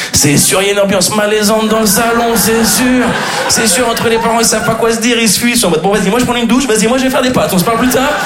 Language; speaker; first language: French; native; French